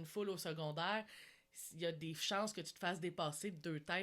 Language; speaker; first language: French; native; French